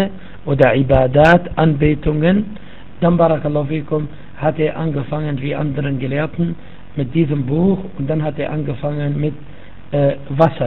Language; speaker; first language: German; non-native, fluent; Arabic